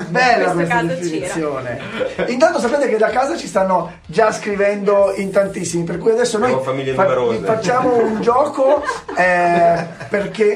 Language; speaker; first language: Italian; native; Italian